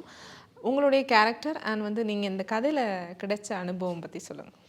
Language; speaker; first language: Tamil; native; Tamil